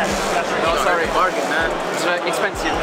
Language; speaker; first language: English; non-native, learner; French